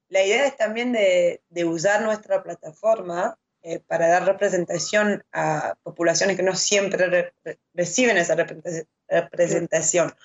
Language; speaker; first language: Spanish; non-native, fluent; French